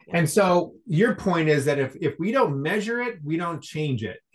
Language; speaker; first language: English; native; English